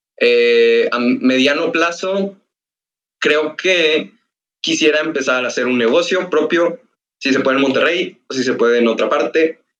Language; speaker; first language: Spanish; native; Spanish